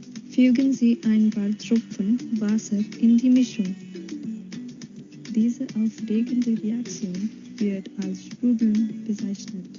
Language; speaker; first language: German; non-native, fluent; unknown